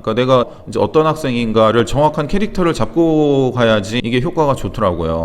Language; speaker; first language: Korean; native; Korean